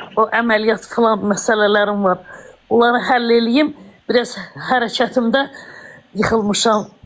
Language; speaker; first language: Azerbaijani; non-native, local second language; Russian